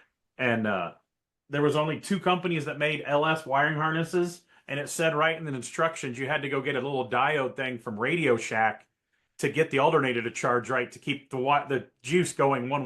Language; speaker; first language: English; native; English